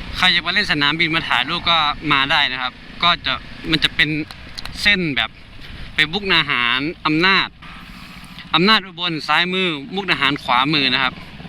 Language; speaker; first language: Thai; native; Thai